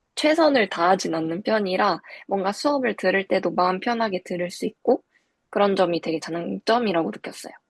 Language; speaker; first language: Korean; native; Korean